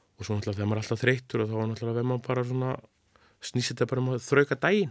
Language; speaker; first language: Icelandic; native; Icelandic